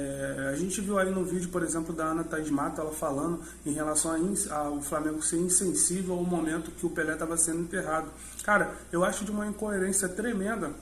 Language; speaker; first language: Portuguese; native; Portuguese